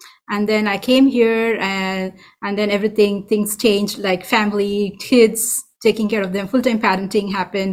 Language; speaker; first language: English; non-native, local second language; Tamil